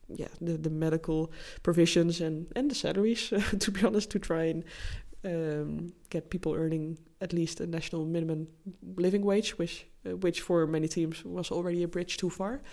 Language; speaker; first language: English; non-native, fluent; Dutch